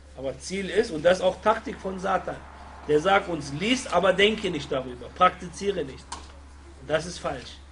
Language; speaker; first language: German; non-native, fluent; Arabic